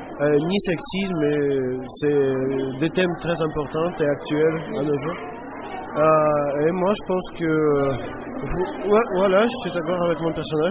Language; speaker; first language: French; non-native, fluent; Russian